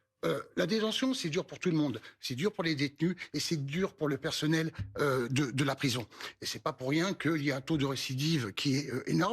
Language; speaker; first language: French; native; French